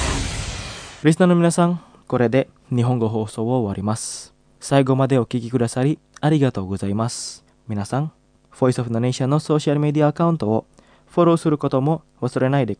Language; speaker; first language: Japanese; non-native, fluent; Indonesian